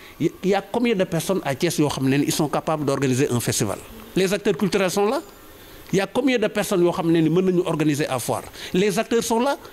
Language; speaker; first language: French; non-native, local second language; Wolof